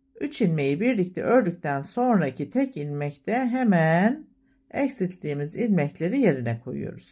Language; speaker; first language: Turkish; native; Turkish